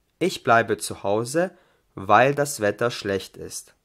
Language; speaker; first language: German; non-native, fluent; Albanian